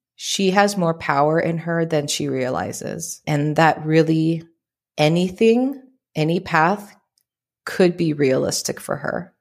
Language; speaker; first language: English; early bilingual, other home language; Filipino